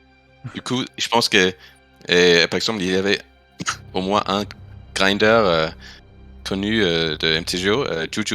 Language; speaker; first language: French; non-native, fluent; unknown